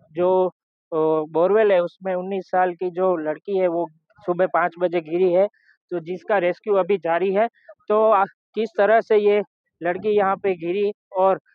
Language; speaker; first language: Hindi; non-native, local second language; Gujarati